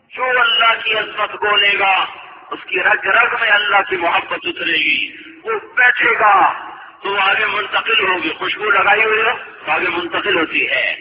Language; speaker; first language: Urdu; non-native, local second language; Punjabi